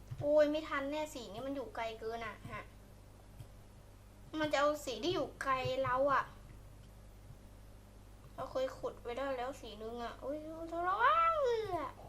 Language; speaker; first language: Thai; native; Thai